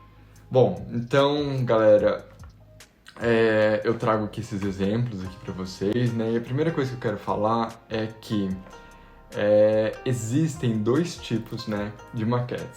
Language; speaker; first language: Portuguese; native; Portuguese